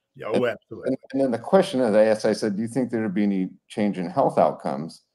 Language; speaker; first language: English; native; English